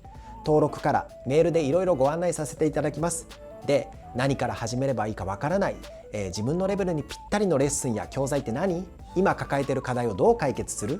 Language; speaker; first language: Japanese; native; Japanese